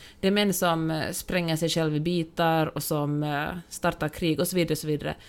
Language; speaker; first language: Swedish; native; Swedish